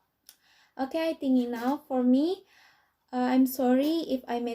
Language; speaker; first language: English; non-native, learner; Indonesian